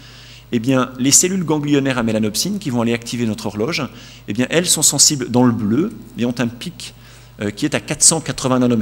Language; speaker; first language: French; native; French